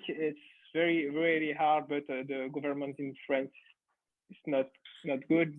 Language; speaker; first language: English; non-native, learner; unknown